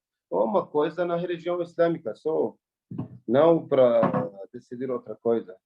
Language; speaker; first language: Portuguese; non-native, learner; Arabic